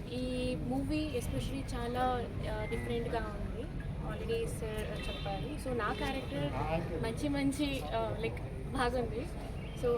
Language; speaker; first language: Telugu; non-native, learner; Hindi